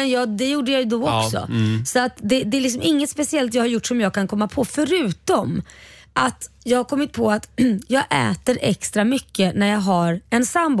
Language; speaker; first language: Swedish; native; Swedish